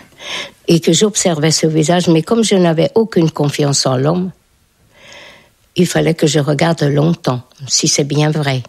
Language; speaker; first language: French; non-native, fluent; Hungarian